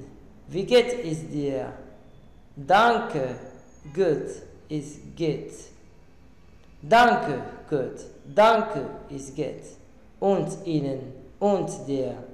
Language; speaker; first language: German; non-native, learner; Arabic